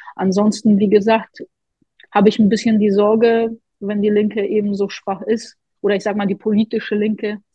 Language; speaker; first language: German; non-native, fluent; Polish